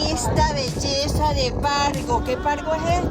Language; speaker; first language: Spanish; native; Spanish